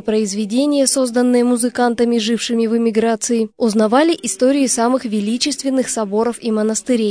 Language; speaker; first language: Russian; native; Russian